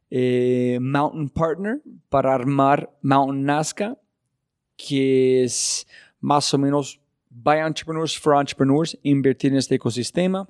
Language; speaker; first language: Spanish; non-native, fluent; English